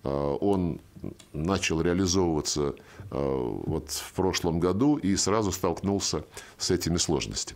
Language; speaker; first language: Russian; native; Russian